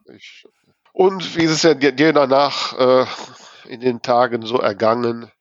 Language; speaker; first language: German; native; German